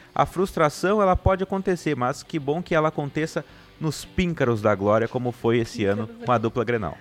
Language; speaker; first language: Portuguese; native; Portuguese